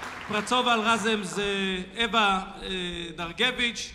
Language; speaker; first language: Polish; non-native, fluent; Hebrew